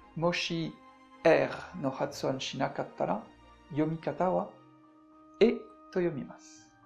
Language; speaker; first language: Japanese; non-native, fluent; French